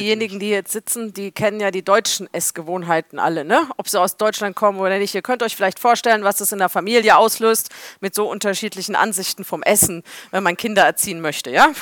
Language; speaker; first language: German; native; German